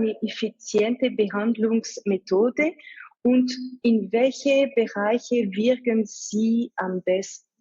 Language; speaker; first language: German; non-native, fluent; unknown